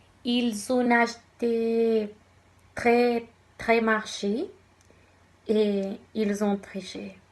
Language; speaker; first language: French; non-native, learner; Spanish